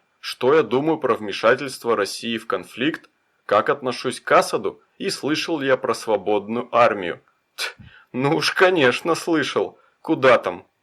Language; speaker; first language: Russian; native; Russian